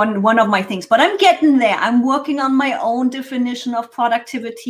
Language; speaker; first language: English; non-native, fluent; German